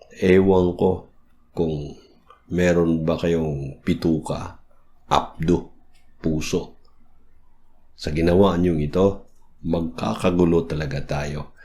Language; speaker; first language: Filipino; native; Filipino